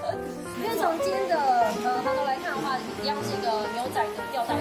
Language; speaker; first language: Chinese; native; Chinese